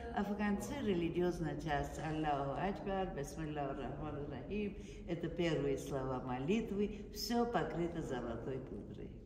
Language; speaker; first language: Russian; non-native, fluent; Armenian